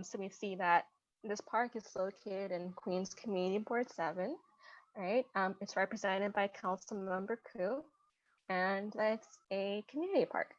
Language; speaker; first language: English; native; English